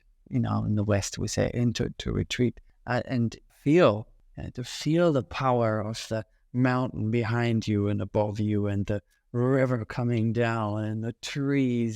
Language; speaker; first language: English; non-native, fluent; German